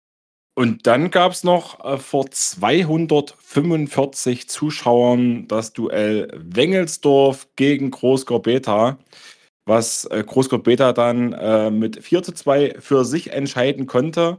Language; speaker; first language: German; native; German